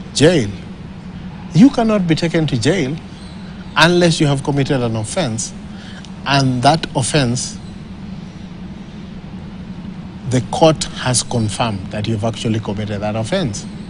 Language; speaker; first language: English; non-native, local second language; Swahili